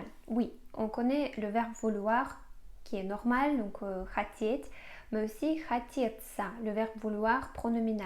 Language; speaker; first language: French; non-native, fluent; Russian